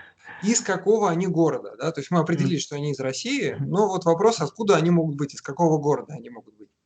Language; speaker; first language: Russian; native; Russian